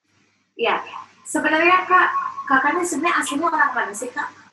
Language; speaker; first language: Indonesian; native; Indonesian